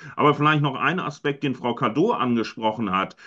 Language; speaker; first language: German; native; German